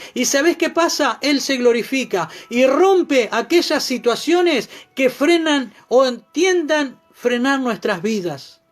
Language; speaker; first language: Spanish; native; Spanish